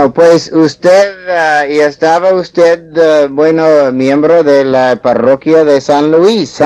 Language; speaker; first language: Spanish; non-native, fluent; English